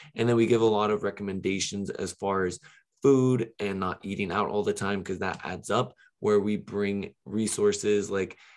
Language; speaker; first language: English; native; English